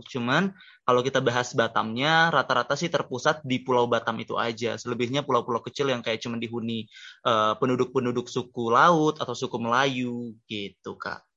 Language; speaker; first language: Indonesian; native; Indonesian